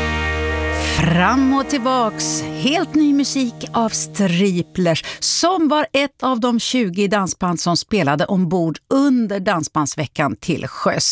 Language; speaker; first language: Swedish; native; Swedish